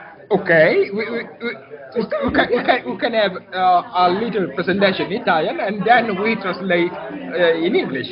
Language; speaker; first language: English; non-native, learner; Italian